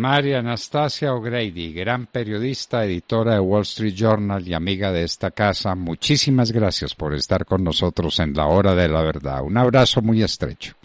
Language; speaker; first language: Spanish; native; Spanish